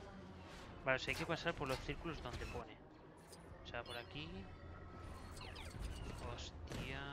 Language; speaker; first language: Spanish; native; Spanish